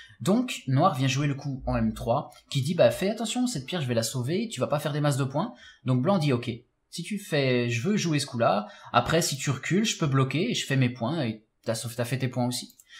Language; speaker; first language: French; native; French